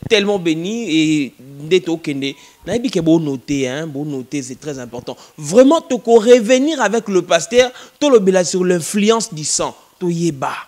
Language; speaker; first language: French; non-native, local second language; Lingala